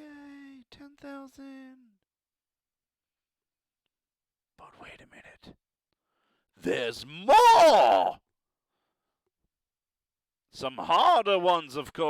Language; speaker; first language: English; native; English